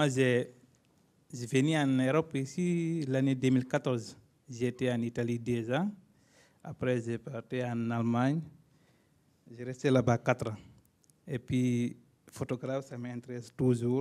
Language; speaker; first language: French; non-native, learner; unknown